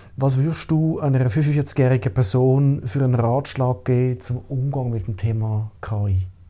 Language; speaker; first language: German; native; German